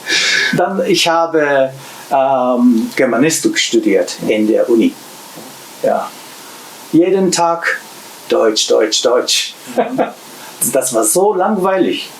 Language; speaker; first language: German; non-native, learner; Japanese